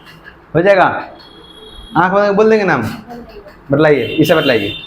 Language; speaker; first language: Hindi; native; Hindi